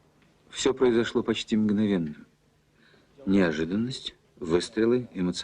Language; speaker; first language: Russian; native; Russian